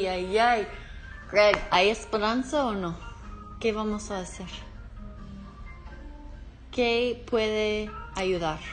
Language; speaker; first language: Spanish; non-native, learner; English